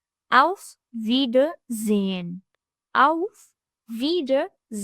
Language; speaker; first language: German; non-native, fluent; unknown